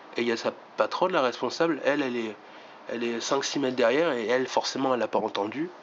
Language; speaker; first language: French; native; French